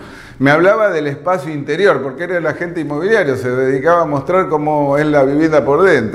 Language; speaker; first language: Spanish; native; Spanish